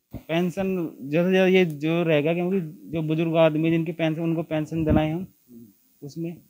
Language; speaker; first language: Hindi; native; Hindi